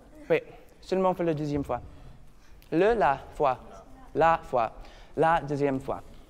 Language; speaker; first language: French; non-native, learner; English